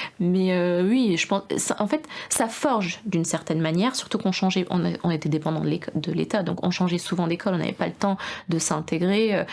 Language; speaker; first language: French; early bilingual, other home language; Russian